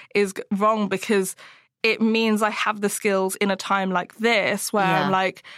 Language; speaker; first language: English; native; English